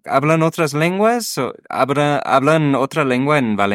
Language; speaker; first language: Spanish; non-native, fluent; English